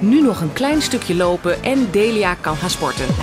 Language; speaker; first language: Dutch; native; Dutch